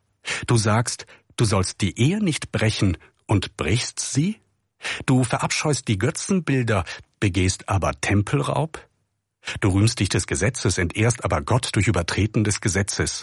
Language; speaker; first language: German; native; German